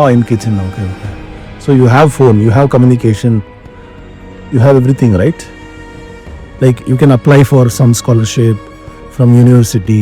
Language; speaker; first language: English; non-native, local second language; Kannada